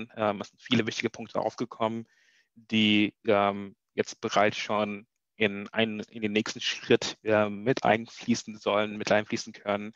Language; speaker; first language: German; native; German